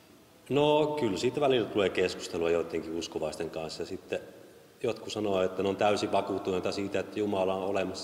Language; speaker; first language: Finnish; native; Finnish